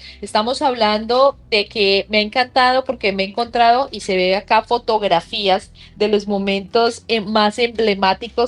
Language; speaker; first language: Spanish; native; Spanish